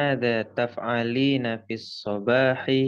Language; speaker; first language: Arabic; non-native, learner; Indonesian